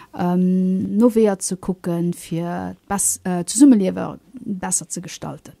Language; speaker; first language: Luxembourgish; early bilingual, other home language; Kabuverdianu